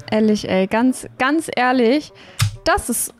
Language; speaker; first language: German; native; German